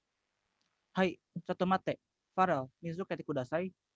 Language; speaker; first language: Japanese; non-native, learner; Indonesian